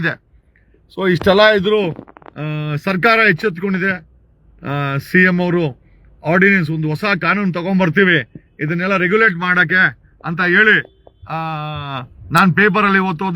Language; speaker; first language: Kannada; native; Kannada